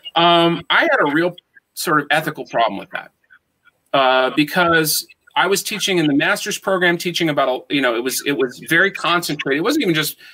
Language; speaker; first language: English; native; English